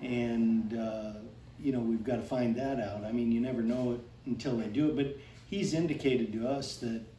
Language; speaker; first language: English; native; English